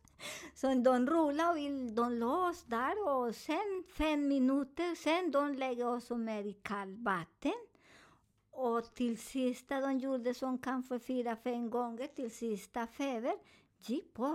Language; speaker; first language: Swedish; non-native, learner; Spanish